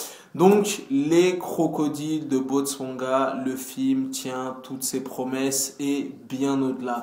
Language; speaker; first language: French; native; French